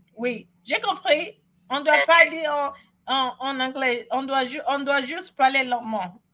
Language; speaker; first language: French; non-native, learner; English